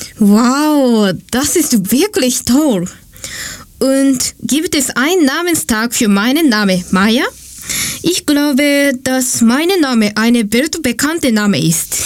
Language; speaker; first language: German; non-native, learner; Japanese